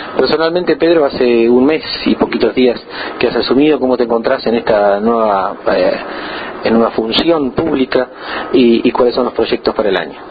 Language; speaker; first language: Spanish; native; Spanish